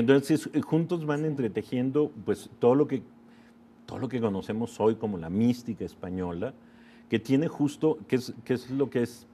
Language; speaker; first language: Spanish; native; Spanish